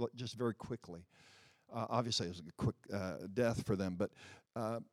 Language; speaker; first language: English; early bilingual, other home language; Dutch